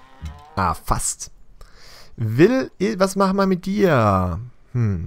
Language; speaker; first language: German; native; German